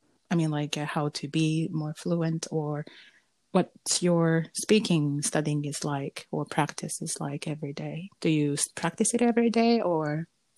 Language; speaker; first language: English; non-native, fluent; Japanese